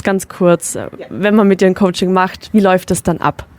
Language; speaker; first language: German; native; German